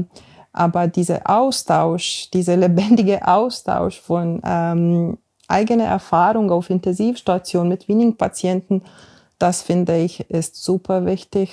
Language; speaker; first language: German; non-native, fluent; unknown